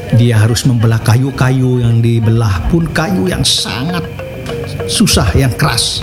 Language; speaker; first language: Indonesian; non-native, local second language; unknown